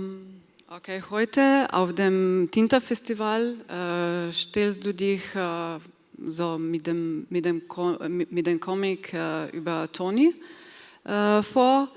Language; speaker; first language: German; non-native, fluent; Slovenian